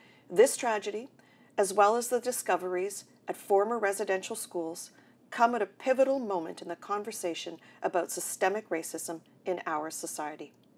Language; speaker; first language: English; native; English